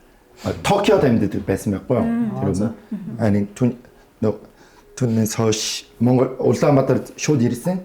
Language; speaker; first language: Mongolian; non-native, fluent; Korean